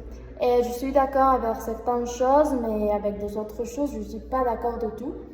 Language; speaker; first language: French; non-native, learner; Spanish